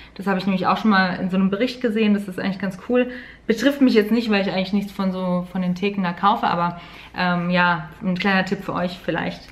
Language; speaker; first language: German; native; German